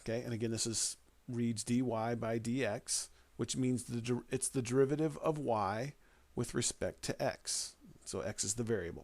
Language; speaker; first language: English; native; English